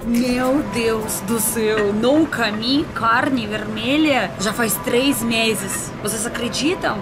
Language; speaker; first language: Portuguese; non-native, learner; Russian